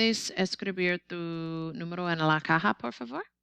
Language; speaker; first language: Spanish; non-native, learner; English